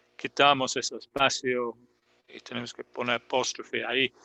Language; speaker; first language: Spanish; non-native, fluent; English